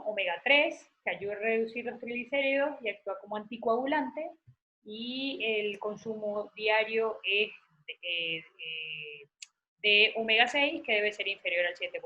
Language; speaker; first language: Spanish; native; Spanish